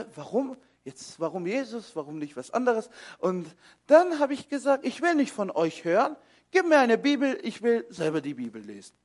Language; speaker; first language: German; early bilingual, other home language; Kurdish